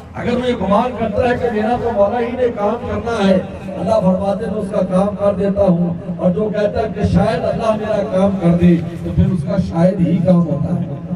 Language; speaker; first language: Urdu; non-native, local second language; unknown